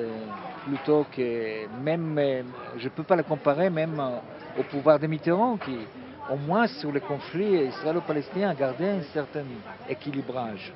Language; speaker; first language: French; non-native, fluent; Hebrew